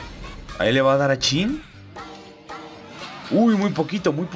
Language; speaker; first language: Spanish; native; Spanish